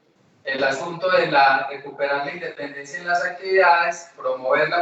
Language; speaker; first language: Spanish; native; Spanish